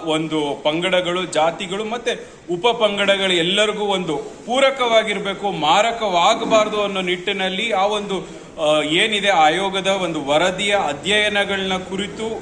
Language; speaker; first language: Kannada; native; Kannada